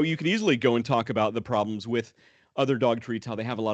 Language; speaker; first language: English; native; English